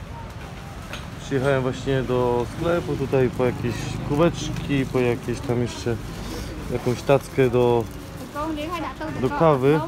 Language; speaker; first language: Polish; native; Polish